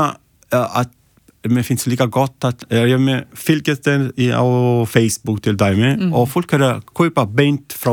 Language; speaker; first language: Icelandic; non-native, learner; Italian